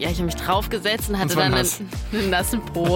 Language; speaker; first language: German; native; German